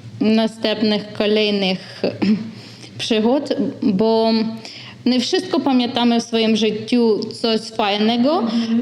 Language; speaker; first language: Polish; non-native, learner; Ukrainian